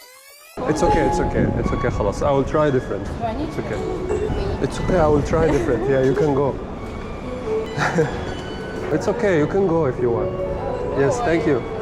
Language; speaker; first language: English; non-native, local second language; Arabic